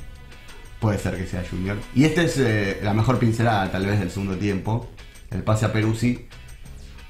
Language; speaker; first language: Spanish; native; Spanish